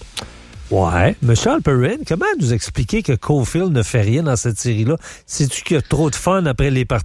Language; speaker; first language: French; native; French